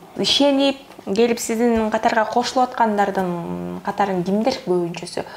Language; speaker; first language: Kyrgyz; native; Kyrgyz